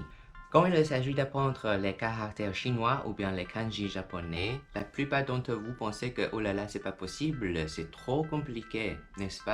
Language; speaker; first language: French; non-native, fluent; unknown